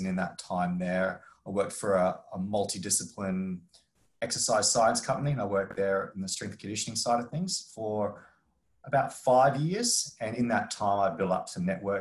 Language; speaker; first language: English; native; English